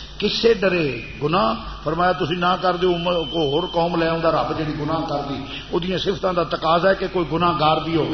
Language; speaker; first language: Urdu; non-native, local second language; Punjabi